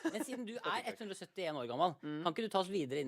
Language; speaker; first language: Norwegian; native; Norwegian